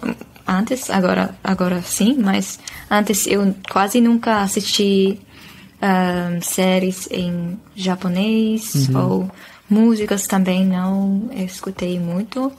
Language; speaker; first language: Portuguese; non-native, fluent; Dutch